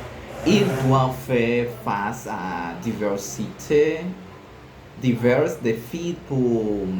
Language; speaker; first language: French; non-native, learner; Spanish